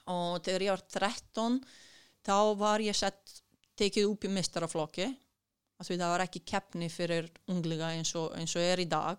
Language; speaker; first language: Icelandic; non-native, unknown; Serbian